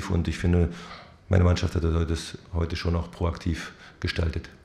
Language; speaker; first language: German; native; German